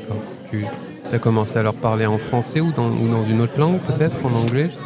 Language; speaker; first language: French; native; French